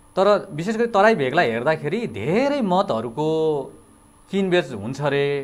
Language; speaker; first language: Nepali; native; Nepali